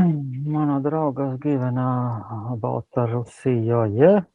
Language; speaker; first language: Lithuanian; non-native, learner; Latvian